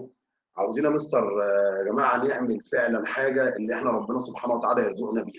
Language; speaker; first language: Arabic; native; Arabic